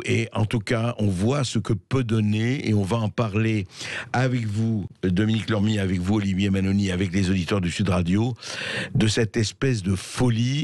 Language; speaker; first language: French; native; French